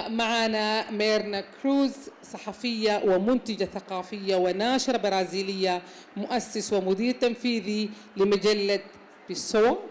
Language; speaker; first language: Arabic; native; Arabic